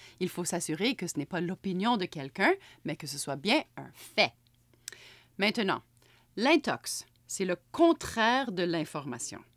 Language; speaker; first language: French; native; French